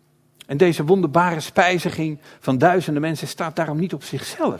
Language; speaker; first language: Dutch; native; Dutch